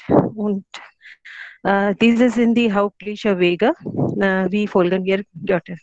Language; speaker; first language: German; non-native, learner; Hindi